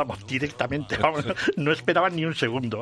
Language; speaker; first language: Spanish; native; Spanish